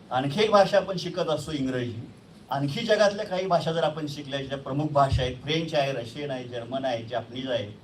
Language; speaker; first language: Marathi; native; Marathi